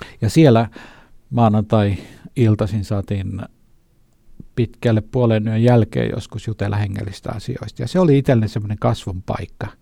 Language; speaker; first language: Finnish; native; Finnish